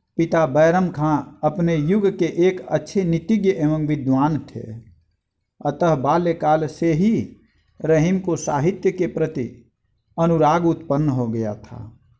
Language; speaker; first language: Hindi; native; Hindi